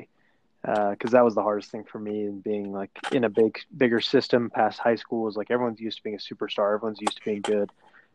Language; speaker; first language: English; native; English